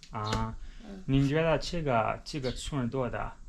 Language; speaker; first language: Chinese; non-native, learner; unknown